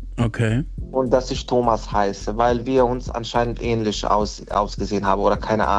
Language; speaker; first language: German; non-native, fluent; Bosnian